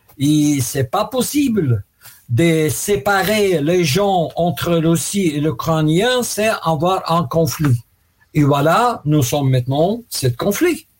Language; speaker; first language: French; non-native, fluent; Russian